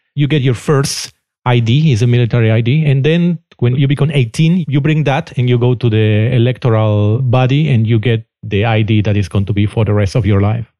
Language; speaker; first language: English; non-native, fluent; Spanish